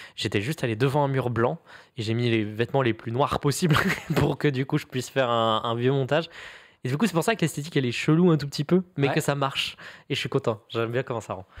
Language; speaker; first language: French; native; French